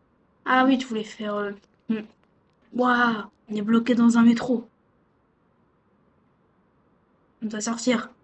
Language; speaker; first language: French; native; French